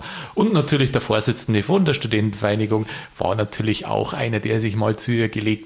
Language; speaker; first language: German; native; German